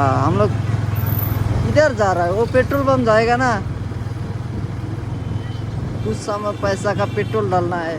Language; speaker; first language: Hindi; non-native, learner; Bangla